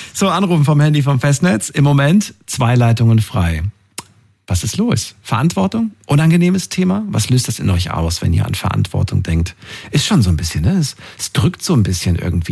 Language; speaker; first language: German; native; German